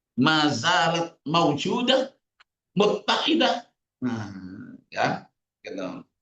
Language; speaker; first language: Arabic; non-native, fluent; Indonesian